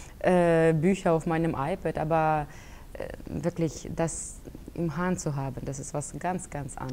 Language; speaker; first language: German; non-native, fluent; Russian